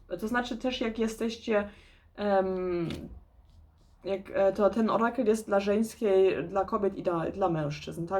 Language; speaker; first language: Polish; early bilingual, heritage; Polish